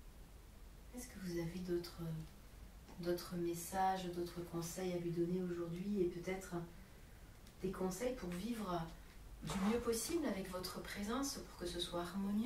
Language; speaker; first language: French; native; French